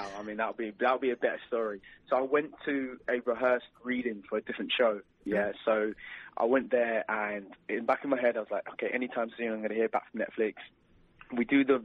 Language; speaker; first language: English; native; English